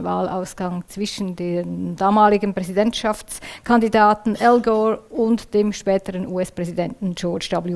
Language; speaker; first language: German; native; German